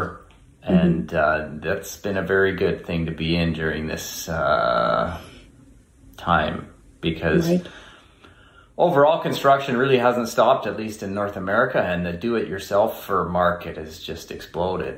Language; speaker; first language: English; native; English